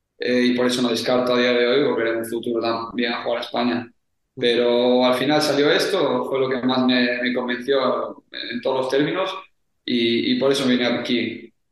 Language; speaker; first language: Spanish; native; Spanish